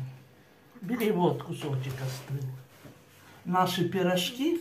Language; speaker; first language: Russian; native; Russian